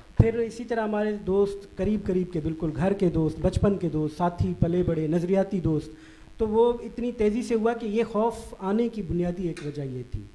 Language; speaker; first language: Urdu; non-native, local second language; Baluchi